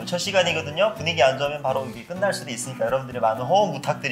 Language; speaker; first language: Korean; native; Korean